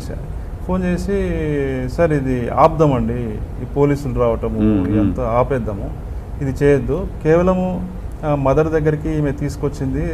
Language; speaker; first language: Telugu; native; Telugu